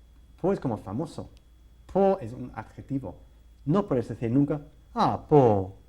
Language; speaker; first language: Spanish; non-native, fluent; English